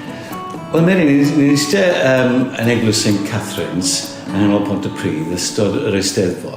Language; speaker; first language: Welsh; native; Welsh